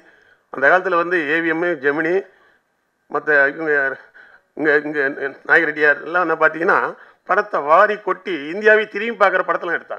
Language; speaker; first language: Tamil; native; Tamil